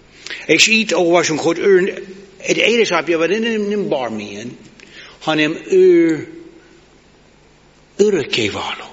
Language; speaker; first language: Hungarian; non-native, learner; English